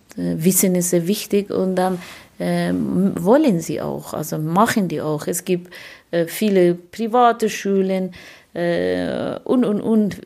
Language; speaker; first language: German; non-native, fluent; Persian